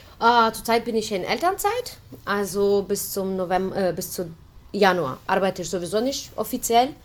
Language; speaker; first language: German; non-native, fluent; Ukrainian